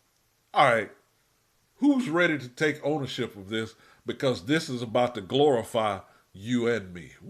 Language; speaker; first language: English; native; English